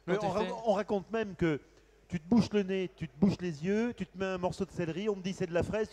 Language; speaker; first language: French; native; French